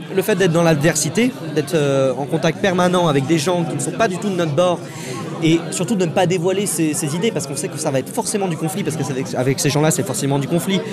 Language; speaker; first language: French; native; French